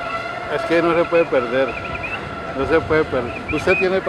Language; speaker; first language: Spanish; native; Spanish